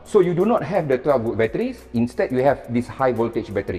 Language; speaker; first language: English; non-native, local second language; Malay